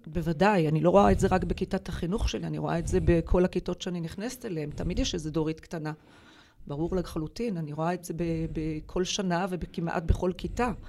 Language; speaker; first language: Hebrew; native; Hebrew